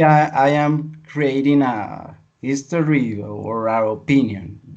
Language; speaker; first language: English; non-native, learner; Spanish